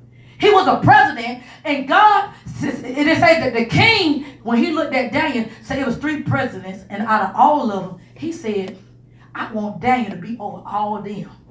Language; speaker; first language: English; native; English